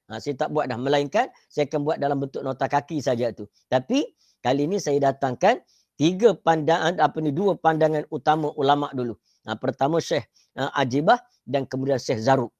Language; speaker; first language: Malay; native; Malay